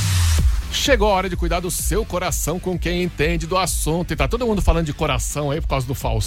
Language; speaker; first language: Portuguese; native; Portuguese